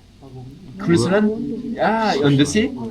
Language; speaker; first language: English; non-native, learner; French